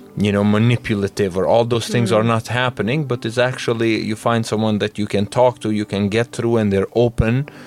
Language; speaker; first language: English; non-native, fluent; Albanian